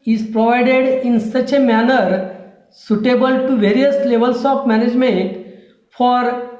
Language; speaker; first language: English; non-native, local second language; Marathi